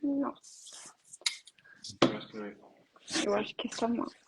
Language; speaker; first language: Portuguese; non-native, learner; Italian